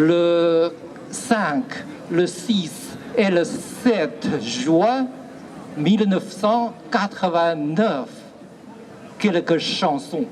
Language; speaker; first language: French; non-native, fluent; Chinese